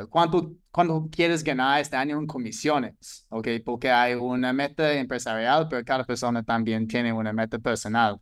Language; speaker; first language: Spanish; non-native, fluent; English